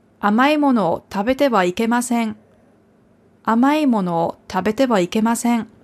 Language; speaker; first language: Japanese; non-native, fluent; German